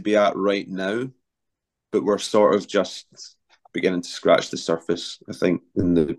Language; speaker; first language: English; native; English